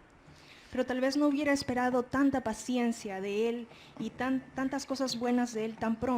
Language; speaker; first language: Spanish; native; Spanish